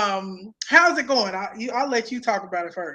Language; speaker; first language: English; native; English